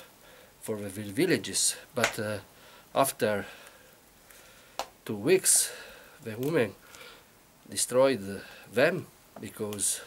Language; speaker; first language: English; non-native, learner; Italian